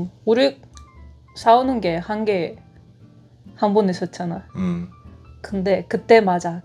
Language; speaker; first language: Korean; non-native, fluent; Russian